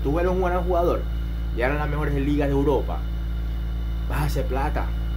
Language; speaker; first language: Spanish; native; Spanish